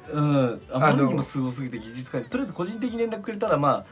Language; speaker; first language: Japanese; native; Japanese